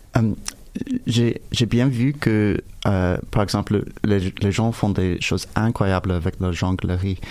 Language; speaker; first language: French; non-native, fluent; English